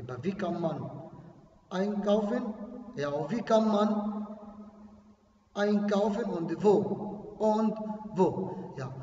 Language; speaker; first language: German; non-native, fluent; Arabic